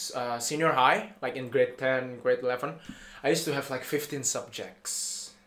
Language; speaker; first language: English; non-native, fluent; Indonesian